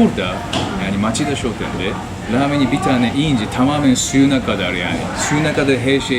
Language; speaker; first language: Turkish; non-native, fluent; Japanese